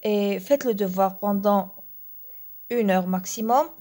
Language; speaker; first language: French; non-native, local second language; Arabic